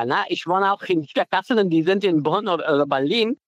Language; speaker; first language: German; non-native, learner; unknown